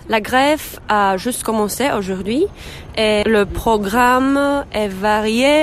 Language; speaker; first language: French; non-native, fluent; Czech